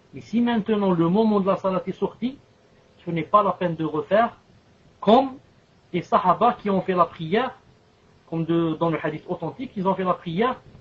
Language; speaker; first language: French; non-native, local second language; Arabic